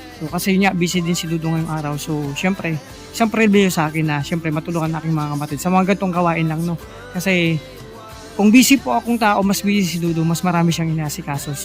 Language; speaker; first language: Filipino; non-native, local second language; Cebuano